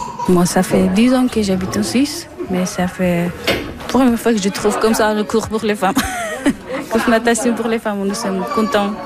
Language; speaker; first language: French; non-native, learner; Persian